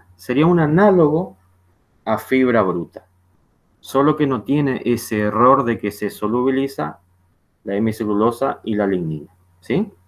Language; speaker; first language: Spanish; native; Spanish